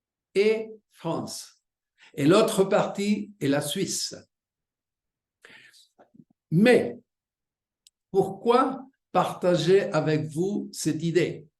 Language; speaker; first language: French; non-native, fluent; Spanish